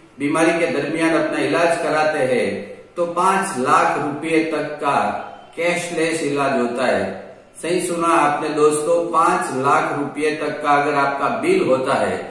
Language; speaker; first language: Hindi; non-native, local second language; Gujarati